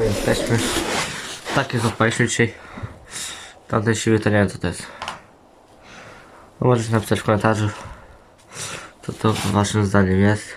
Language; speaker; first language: Polish; native; Polish